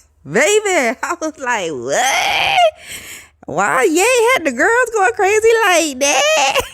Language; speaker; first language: English; native; English